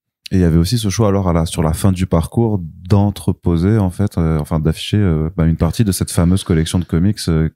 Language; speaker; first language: French; native; French